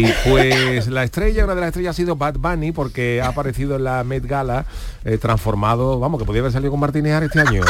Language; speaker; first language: Spanish; native; Spanish